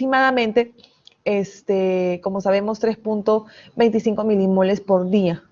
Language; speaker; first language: Spanish; native; Spanish